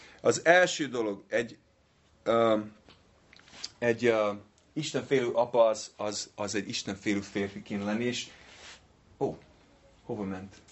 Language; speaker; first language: Hungarian; non-native, fluent; English